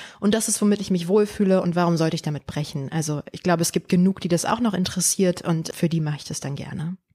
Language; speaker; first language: German; early bilingual, other home language; Polish